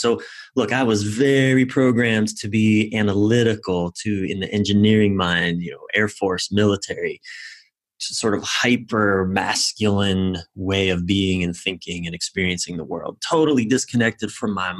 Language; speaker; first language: English; native; English